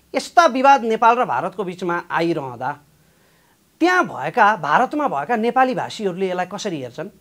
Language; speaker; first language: Nepali; native; Nepali